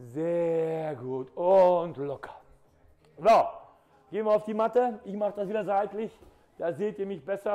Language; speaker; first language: German; native; German